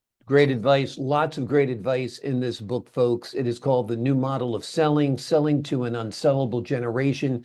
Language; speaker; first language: English; native; English